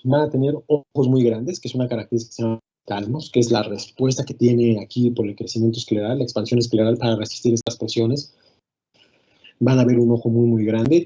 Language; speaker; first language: Spanish; native; Spanish